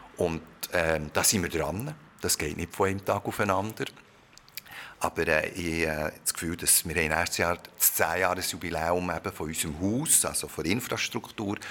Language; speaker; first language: German; early bilingual, other home language; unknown